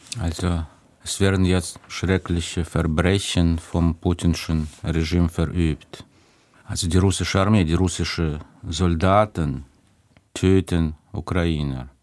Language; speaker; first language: German; non-native, fluent; Russian